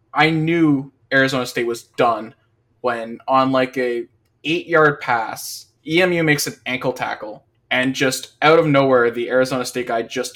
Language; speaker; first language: English; native; English